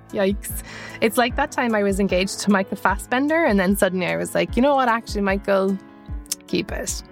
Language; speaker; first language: English; native; English